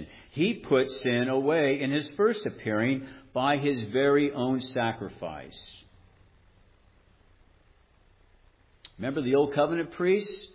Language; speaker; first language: English; native; English